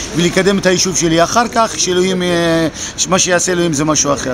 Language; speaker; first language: Hebrew; non-native, local second language; Arabic